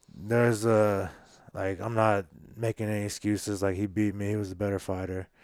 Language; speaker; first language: English; native; English